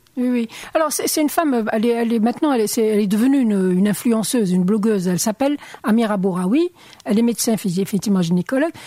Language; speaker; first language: French; non-native, local second language; Arabic